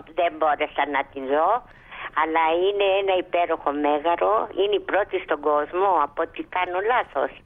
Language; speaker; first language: Greek; early bilingual, heritage; Greek